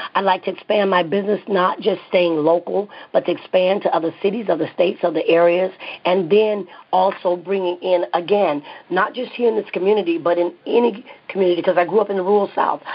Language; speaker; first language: English; native; English